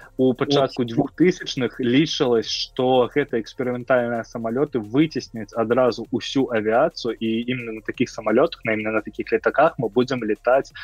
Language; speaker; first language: Belarusian; non-native, local second language; Russian